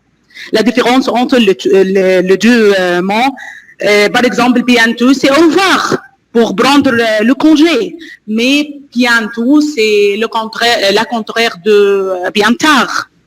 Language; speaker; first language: French; non-native, learner; Arabic